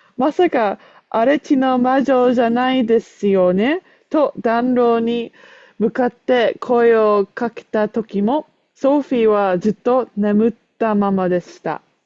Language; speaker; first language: Japanese; non-native, fluent; English